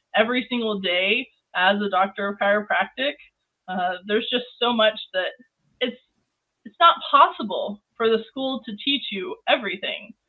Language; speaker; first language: English; native; English